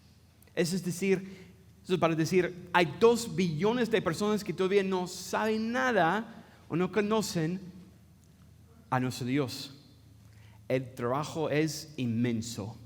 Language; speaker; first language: Spanish; non-native, fluent; English